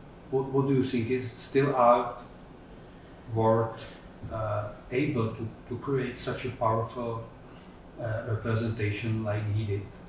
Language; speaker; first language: English; non-native, fluent; Czech